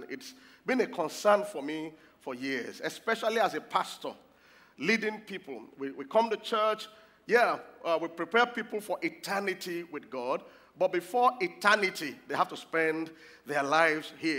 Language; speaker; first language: English; non-native, local second language; Yoruba